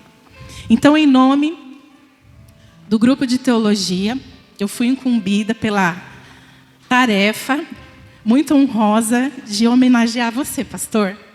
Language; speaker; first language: Portuguese; native; Portuguese